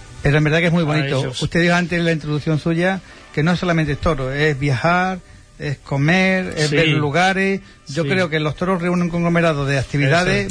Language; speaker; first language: Spanish; native; Spanish